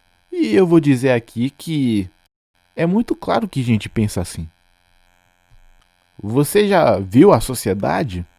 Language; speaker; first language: Portuguese; non-native, fluent; English